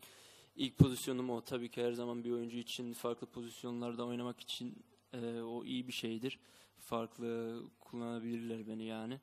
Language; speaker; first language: Turkish; early bilingual, heritage; Turkish